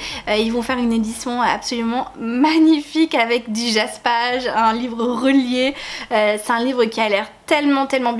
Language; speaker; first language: French; native; French